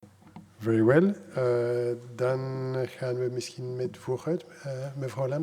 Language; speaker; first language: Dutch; non-native, local second language; French